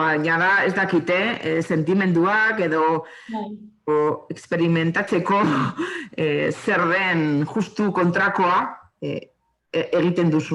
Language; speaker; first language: Basque; non-native, local second language; Spanish